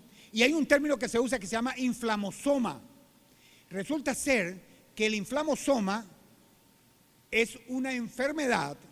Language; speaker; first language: Spanish; native; Spanish